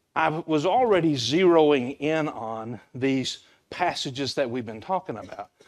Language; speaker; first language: English; native; English